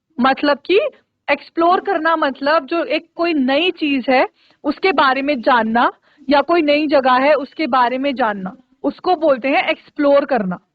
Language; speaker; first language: Hindi; native; Hindi